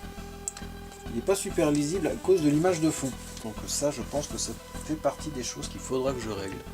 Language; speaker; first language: French; native; French